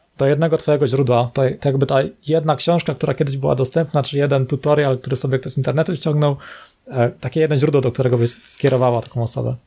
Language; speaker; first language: Polish; native; Polish